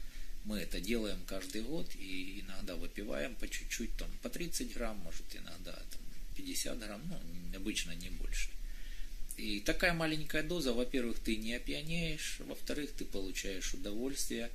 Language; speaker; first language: Russian; native; Russian